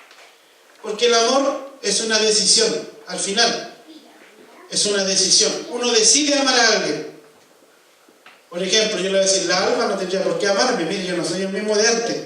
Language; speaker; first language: Spanish; native; Spanish